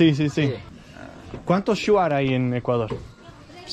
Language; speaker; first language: Spanish; non-native, learner; Danish